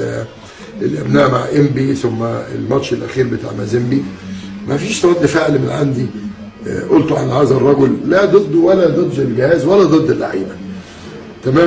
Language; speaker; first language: Arabic; native; Arabic